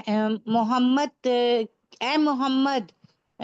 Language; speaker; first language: Hindi; native; Hindi